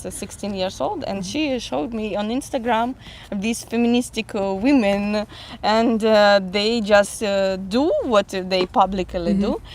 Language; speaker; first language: English; non-native, fluent; Russian